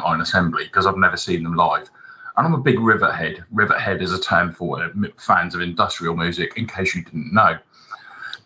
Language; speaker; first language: English; native; English